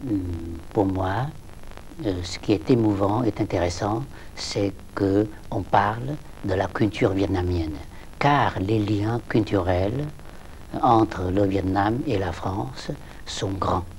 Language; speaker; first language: French; non-native, local second language; Vietnamese